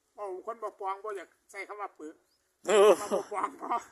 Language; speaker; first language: Thai; non-native, local second language; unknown